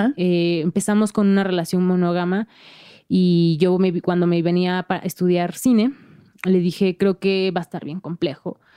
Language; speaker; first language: Spanish; native; Spanish